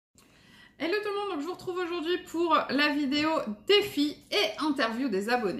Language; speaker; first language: French; native; French